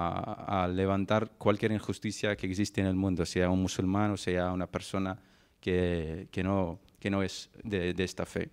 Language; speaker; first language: Spanish; non-native, fluent; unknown